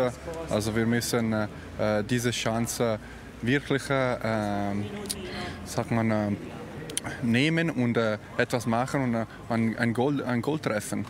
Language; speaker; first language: German; non-native, local second language; Italian